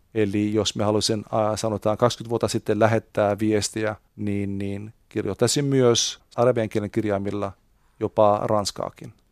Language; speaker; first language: Finnish; non-native, fluent; Arabic